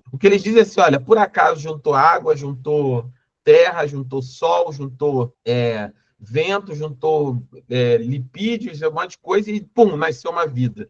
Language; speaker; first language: Portuguese; native; Portuguese